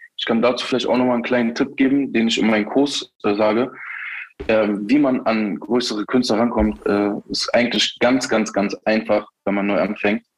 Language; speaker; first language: German; early bilingual, other home language; Turkish